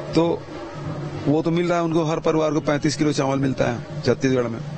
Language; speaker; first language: Hindi; native; Hindi